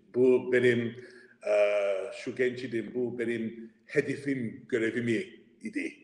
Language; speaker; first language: Turkish; early bilingual, heritage; English